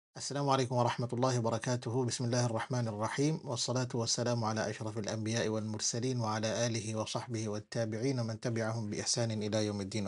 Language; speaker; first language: Arabic; non-native, fluent; English